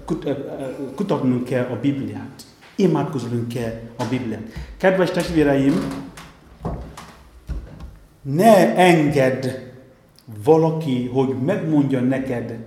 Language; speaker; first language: Hungarian; non-native, fluent; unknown